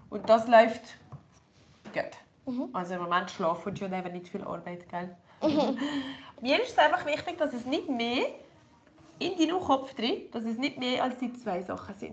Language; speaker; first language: German; native; German